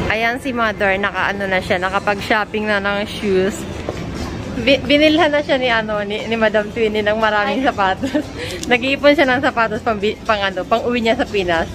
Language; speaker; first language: Filipino; non-native, local second language; Bikol